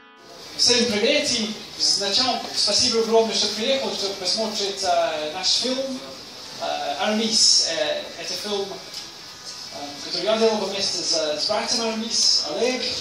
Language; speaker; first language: Russian; non-native, learner; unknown